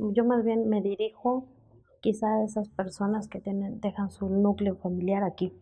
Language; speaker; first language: Spanish; native; Spanish